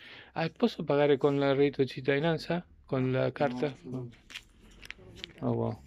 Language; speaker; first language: Italian; non-native, learner; English